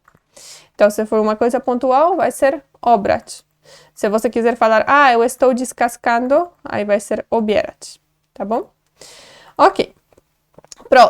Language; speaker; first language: Portuguese; non-native, fluent; Polish